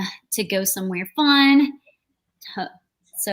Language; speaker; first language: English; native; English